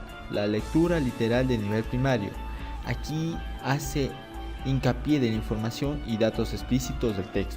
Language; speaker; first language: Spanish; native; Spanish